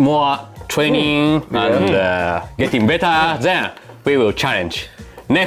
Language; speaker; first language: English; non-native, learner; Japanese